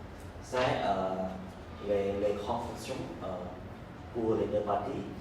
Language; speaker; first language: French; non-native, learner; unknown